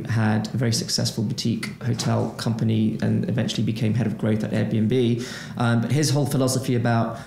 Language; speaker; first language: English; non-native, fluent; Portuguese